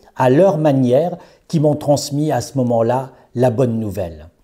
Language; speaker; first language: French; native; French